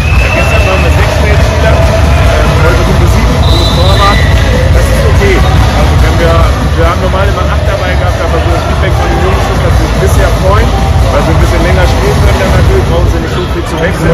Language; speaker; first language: German; native; German